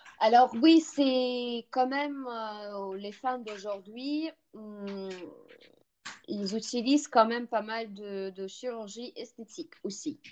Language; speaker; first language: French; non-native, fluent; Russian